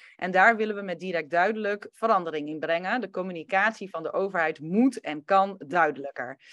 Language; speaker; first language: Dutch; early bilingual, other home language; Romanian